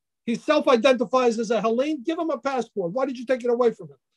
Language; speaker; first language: English; native; English